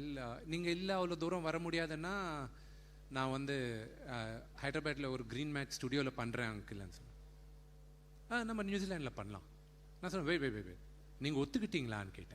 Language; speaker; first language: Tamil; non-native, local second language; Telugu